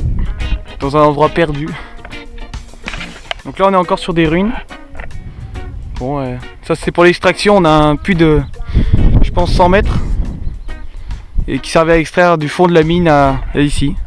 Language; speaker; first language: French; native; French